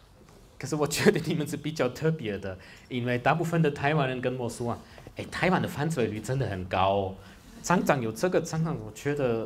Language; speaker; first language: Chinese; non-native, fluent; German